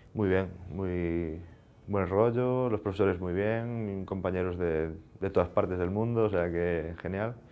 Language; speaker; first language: Spanish; native; Spanish